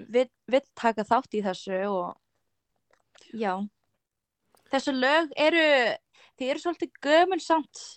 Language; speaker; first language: Icelandic; early bilingual, other home language; Portuguese